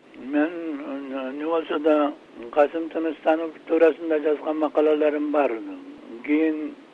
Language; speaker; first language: Kyrgyz; native; Kyrgyz